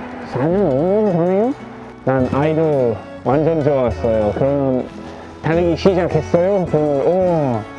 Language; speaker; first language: Korean; non-native, learner; English